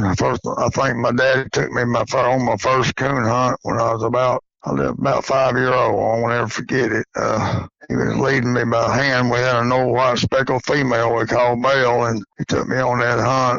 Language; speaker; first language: English; native; English